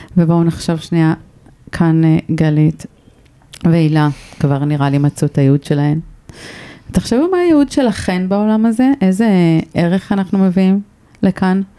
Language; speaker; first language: Hebrew; native; Hebrew